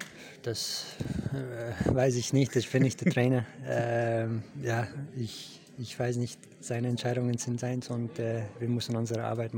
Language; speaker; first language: German; non-native, fluent; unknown